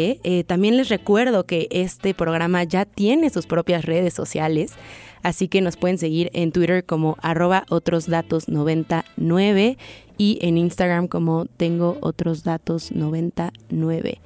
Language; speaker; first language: Spanish; native; Spanish